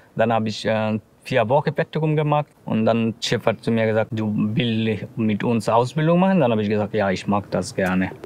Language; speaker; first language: German; non-native, learner; Bangla